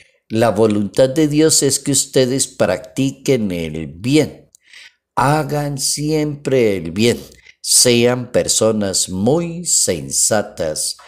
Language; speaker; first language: Spanish; native; Spanish